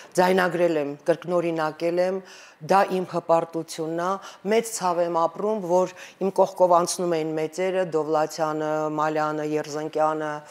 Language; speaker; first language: Armenian; native; Armenian